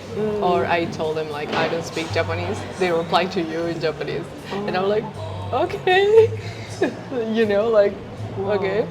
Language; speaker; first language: English; non-native, fluent; Spanish